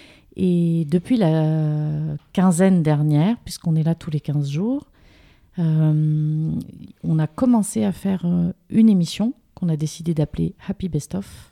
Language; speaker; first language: French; native; French